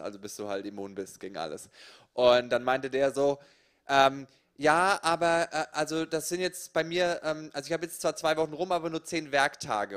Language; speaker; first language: German; native; German